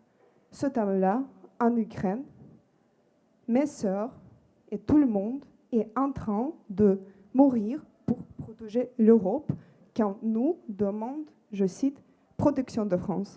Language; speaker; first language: French; non-native, fluent; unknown